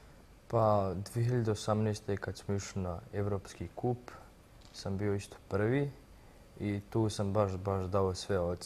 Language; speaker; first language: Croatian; early bilingual, heritage; Croatian